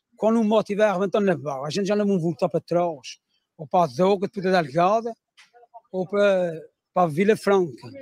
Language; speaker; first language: Portuguese; native; Portuguese